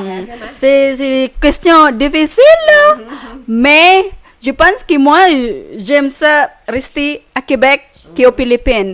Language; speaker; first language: French; non-native, fluent; Filipino